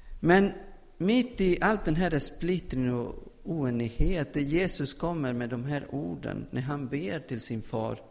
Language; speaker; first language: Swedish; non-native, fluent; Spanish